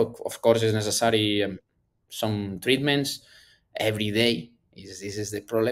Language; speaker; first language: English; non-native, learner; Spanish